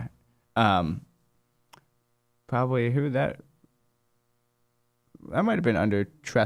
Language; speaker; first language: English; native; English